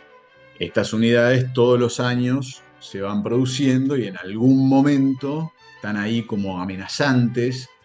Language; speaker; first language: Spanish; native; Spanish